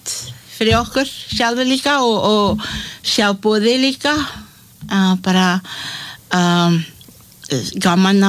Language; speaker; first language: Icelandic; non-native, learner; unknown